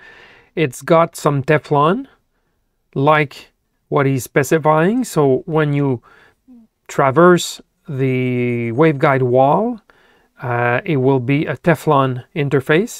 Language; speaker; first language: English; non-native, local second language; French